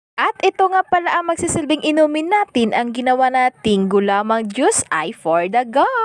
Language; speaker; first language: Filipino; native; Filipino